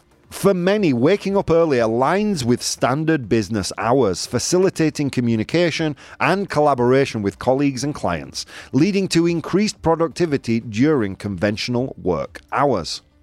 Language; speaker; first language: English; native; English